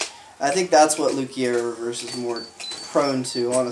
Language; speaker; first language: English; native; English